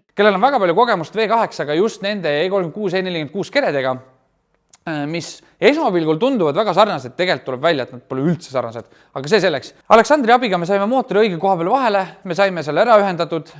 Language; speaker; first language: Estonian; native; Estonian